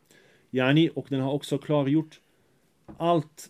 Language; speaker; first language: Swedish; early bilingual, other home language; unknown